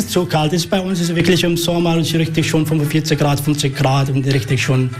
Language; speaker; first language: German; non-native, learner; Arabic